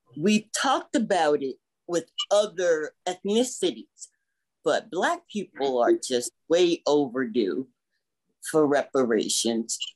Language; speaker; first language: English; native; English